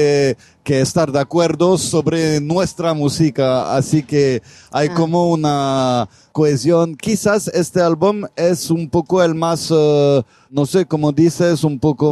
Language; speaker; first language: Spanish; non-native, fluent; French